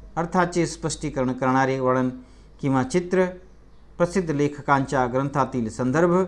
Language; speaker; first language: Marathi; non-native, local second language; Hindi